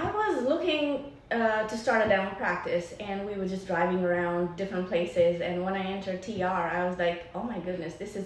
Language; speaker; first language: English; non-native, local second language; Nepali